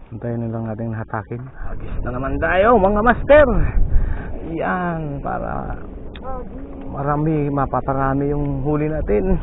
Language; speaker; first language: Filipino; non-native, local second language; Bikol